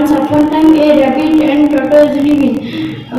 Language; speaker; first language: English; non-native, learner; Bangla